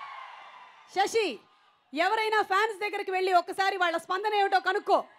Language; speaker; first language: Telugu; native; Telugu